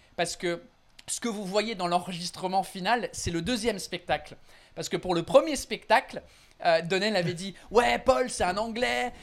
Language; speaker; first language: French; non-native, fluent; English